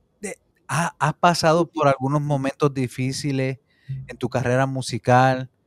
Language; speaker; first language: Spanish; native; Spanish